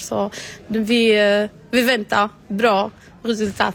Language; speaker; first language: Swedish; non-native, learner; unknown